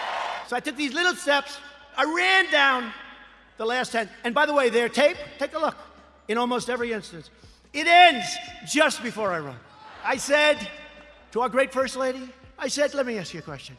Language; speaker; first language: English; native; English